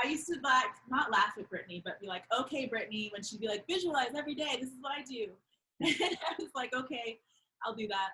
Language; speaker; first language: English; native; English